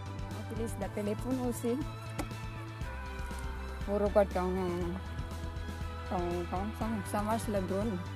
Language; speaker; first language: French; non-native, learner; Filipino